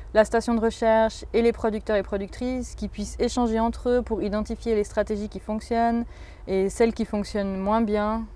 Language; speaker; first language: French; native; French